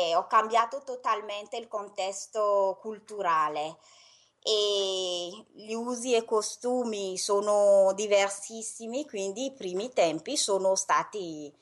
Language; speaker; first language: Italian; non-native, fluent; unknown